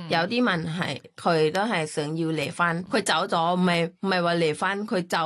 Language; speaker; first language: Cantonese; non-native, fluent; Thai